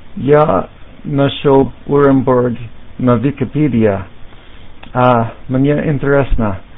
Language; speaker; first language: Russian; non-native, learner; English